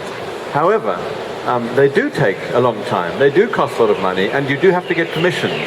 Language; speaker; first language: English; native; English